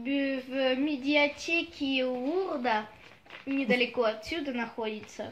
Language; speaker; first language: Russian; early bilingual, heritage; Russian